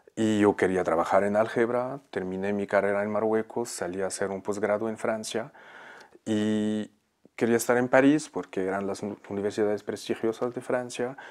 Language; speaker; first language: Spanish; non-native, fluent; Arabic